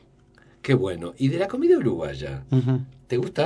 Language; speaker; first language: Spanish; native; Spanish